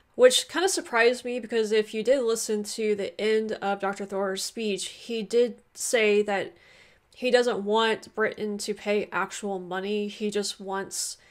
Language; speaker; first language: English; native; English